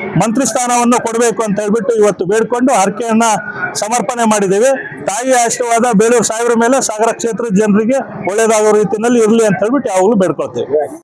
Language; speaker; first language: Kannada; native; Kannada